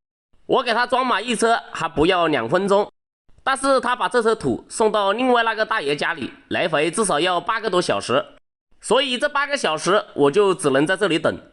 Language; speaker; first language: Chinese; native; Chinese